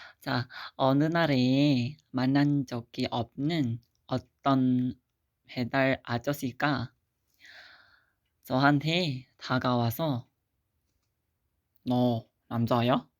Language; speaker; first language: Korean; non-native, fluent; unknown